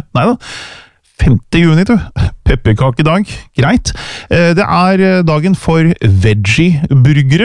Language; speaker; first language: Norwegian; native; Norwegian